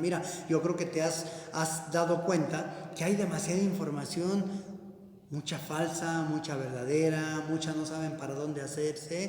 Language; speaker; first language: Spanish; native; Spanish